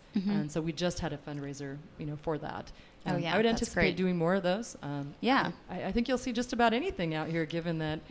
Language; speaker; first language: English; native; English